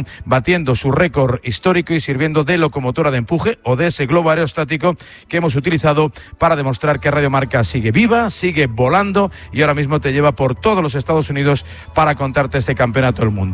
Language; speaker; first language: Spanish; native; Spanish